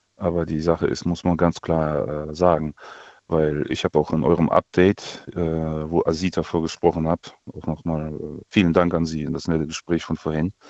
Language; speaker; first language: German; non-native, fluent; Russian